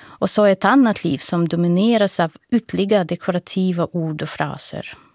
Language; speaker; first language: Swedish; non-native, fluent; Russian